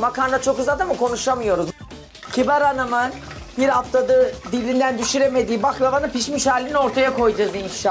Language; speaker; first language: Turkish; native; Turkish